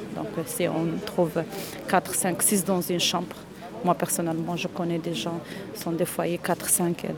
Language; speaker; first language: French; non-native, local second language; Arabic